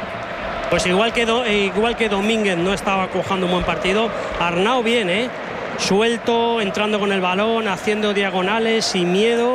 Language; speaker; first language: Spanish; native; Spanish